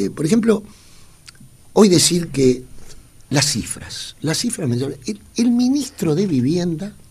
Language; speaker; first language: Spanish; native; Spanish